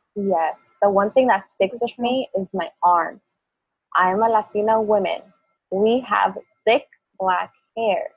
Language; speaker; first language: English; early bilingual, other home language; Spanish